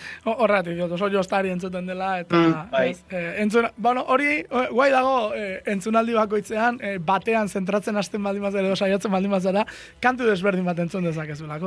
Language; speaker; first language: Basque; native; Basque